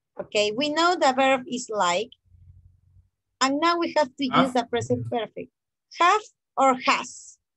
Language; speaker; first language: English; non-native, fluent; Spanish